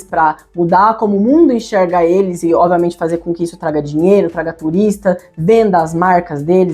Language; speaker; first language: Portuguese; native; Portuguese